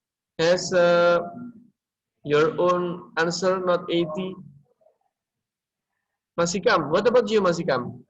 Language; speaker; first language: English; non-native, learner; Indonesian